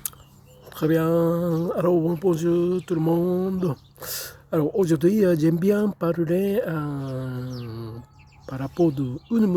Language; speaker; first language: French; non-native, fluent; Japanese